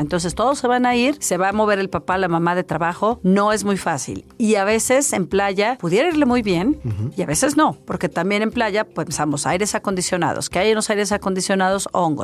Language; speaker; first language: Spanish; native; Spanish